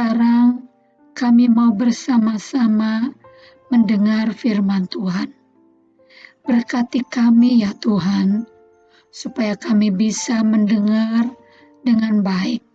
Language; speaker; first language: Indonesian; native; Indonesian